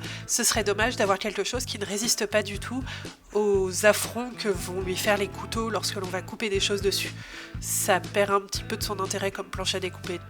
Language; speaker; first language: French; native; French